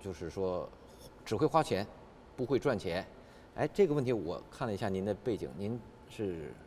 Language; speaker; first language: Chinese; native; Chinese